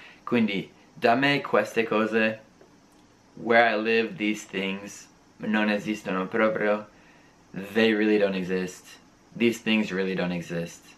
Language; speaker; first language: English; native; English